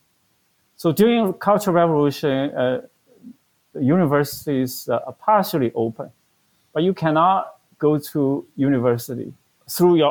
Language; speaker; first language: English; non-native, fluent; Chinese